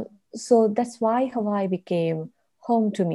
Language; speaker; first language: English; non-native, local second language; Bangla